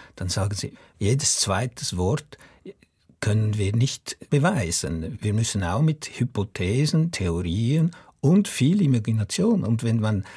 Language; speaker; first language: German; non-native, local second language; French